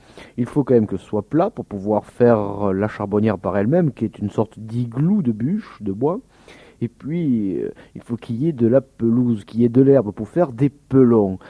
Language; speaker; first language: French; native; French